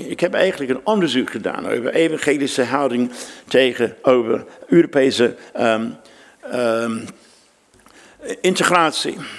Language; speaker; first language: Dutch; non-native, fluent; English